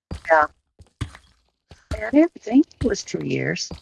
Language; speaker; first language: English; native; English